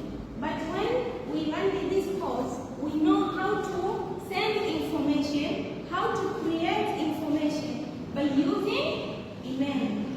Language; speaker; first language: English; non-native, local second language; Swahili